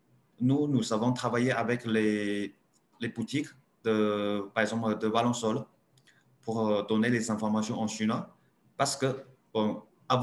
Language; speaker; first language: French; non-native, learner; Chinese